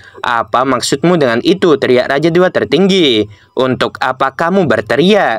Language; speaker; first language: Indonesian; native; Indonesian